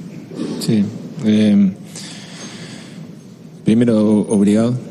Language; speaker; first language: Portuguese; non-native, fluent; Spanish